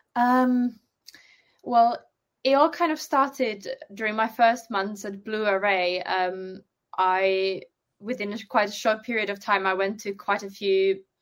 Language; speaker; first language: English; non-native, fluent; Finnish